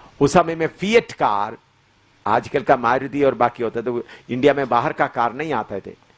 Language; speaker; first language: Hindi; non-native, local second language; Malayalam